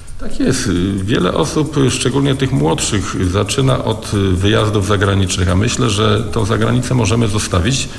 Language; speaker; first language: Polish; native; Polish